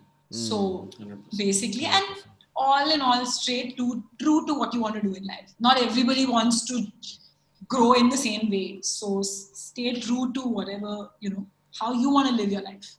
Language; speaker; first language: English; early bilingual, other home language; Hindi